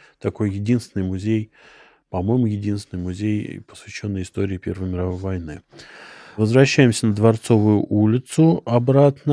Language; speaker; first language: Russian; native; Russian